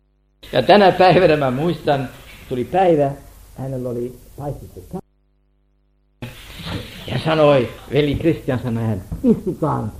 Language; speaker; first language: Finnish; non-native, fluent; German